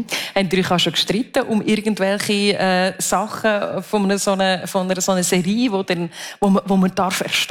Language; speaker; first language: German; native; German